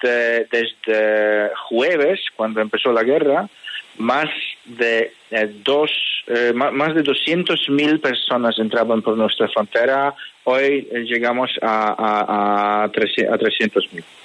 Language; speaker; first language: Spanish; non-native, fluent; Polish